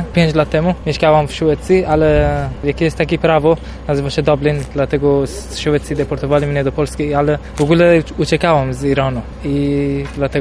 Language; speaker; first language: Polish; non-native, learner; Persian